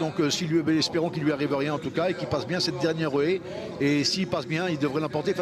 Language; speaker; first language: French; native; French